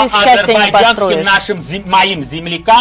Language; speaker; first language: Russian; non-native, local second language; Armenian